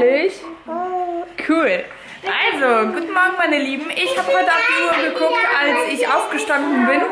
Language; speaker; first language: German; native; German